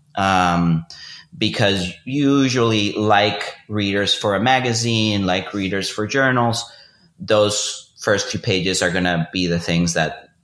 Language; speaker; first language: English; non-native, fluent; Spanish